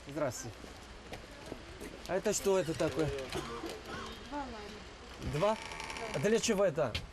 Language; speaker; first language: Russian; non-native, learner; Korean